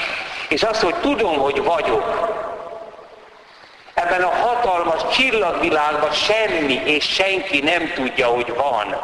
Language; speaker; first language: Hungarian; native; Hungarian